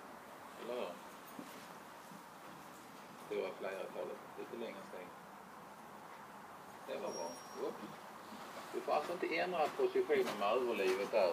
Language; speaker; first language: Swedish; native; Swedish